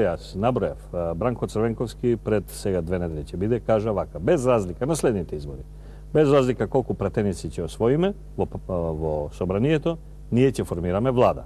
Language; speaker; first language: Macedonian; native; Macedonian